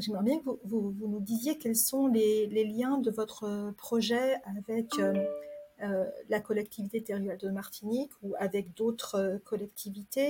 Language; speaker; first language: French; native; French